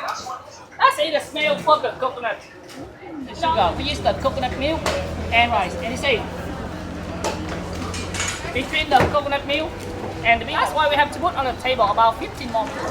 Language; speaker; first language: English; non-native, fluent; Vietnamese